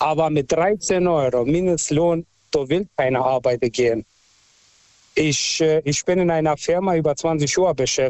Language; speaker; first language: German; non-native, fluent; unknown